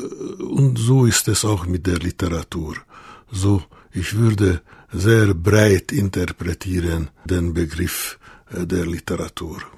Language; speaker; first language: German; non-native, fluent; Hungarian